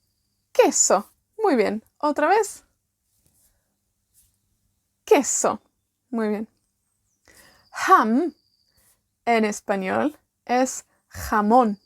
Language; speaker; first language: Spanish; non-native, fluent; Welsh